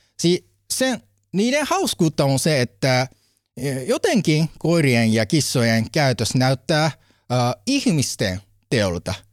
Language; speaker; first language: Finnish; non-native, learner; Japanese